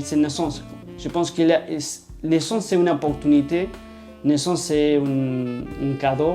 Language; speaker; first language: French; non-native, learner; Spanish